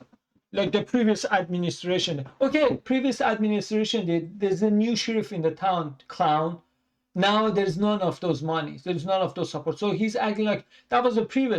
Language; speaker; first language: English; non-native, fluent; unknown